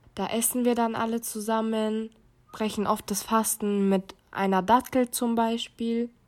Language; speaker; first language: German; native; German